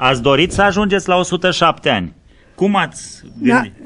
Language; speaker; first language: Romanian; native; Romanian